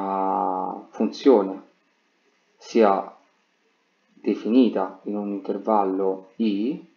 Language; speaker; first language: Italian; native; Italian